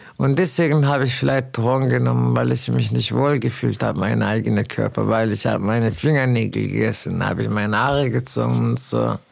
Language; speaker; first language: German; non-native, fluent; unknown